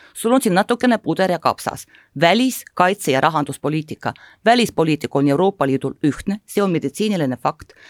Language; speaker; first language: Estonian; non-native, local second language; Russian